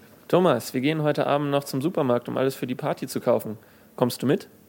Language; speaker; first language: German; native; German